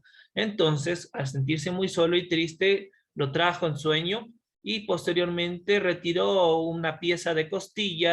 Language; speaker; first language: Spanish; native; Spanish